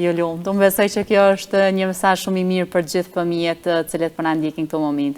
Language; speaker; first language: Albanian; native; Albanian